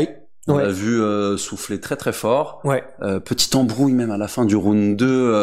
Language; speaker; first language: French; native; French